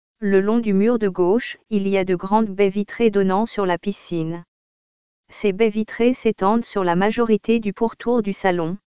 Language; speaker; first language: French; native; French